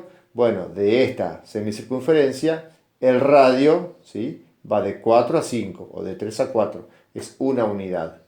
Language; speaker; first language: Spanish; native; Spanish